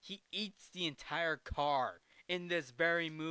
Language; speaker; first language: English; native; English